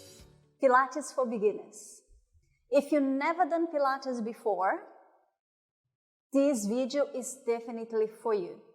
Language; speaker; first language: English; non-native, fluent; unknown